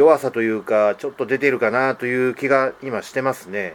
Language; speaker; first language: Japanese; native; Japanese